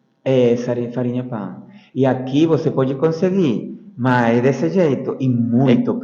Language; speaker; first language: Portuguese; non-native, fluent; Spanish